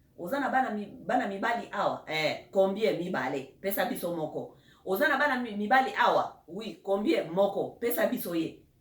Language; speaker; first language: Lingala; non-native, local second language; Swahili